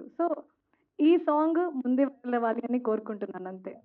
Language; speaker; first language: Telugu; non-native, fluent; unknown